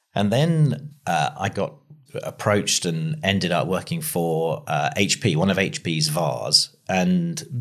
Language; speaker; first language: English; native; English